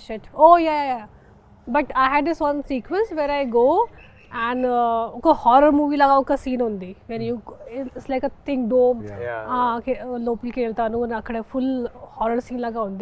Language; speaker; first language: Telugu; non-native, local second language; Hindi